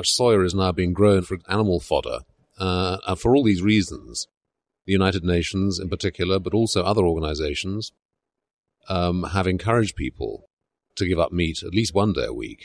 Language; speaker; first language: English; native; English